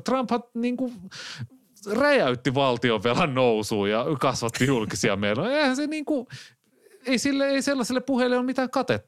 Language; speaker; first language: Finnish; native; Finnish